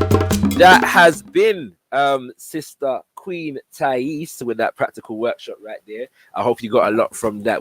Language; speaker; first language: English; native; English